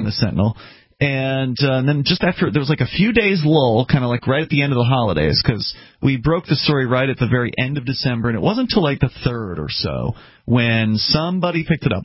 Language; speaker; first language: English; native; English